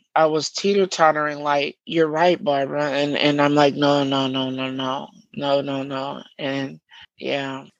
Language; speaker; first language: English; native; English